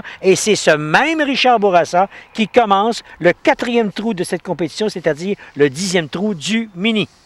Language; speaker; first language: French; native; French